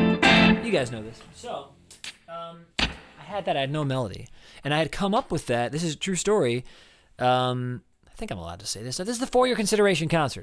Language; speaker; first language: English; native; English